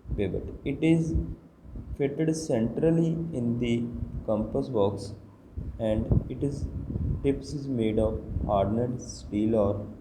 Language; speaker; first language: English; non-native, local second language; Punjabi